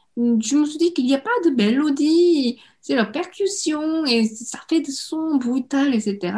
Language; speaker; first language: French; non-native, fluent; Korean